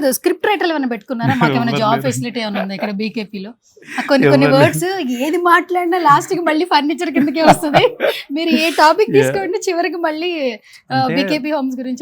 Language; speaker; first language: Telugu; native; Telugu